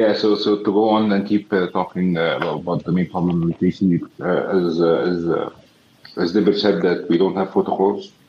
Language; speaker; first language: English; non-native, fluent; Arabic